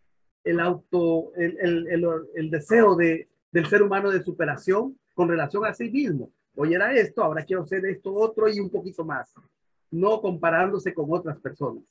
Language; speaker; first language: Spanish; native; Spanish